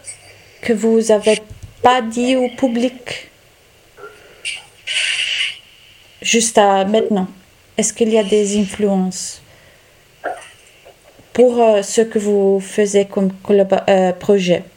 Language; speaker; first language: French; non-native, learner; Italian